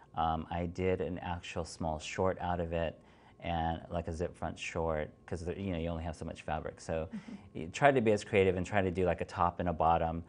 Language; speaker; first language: English; native; English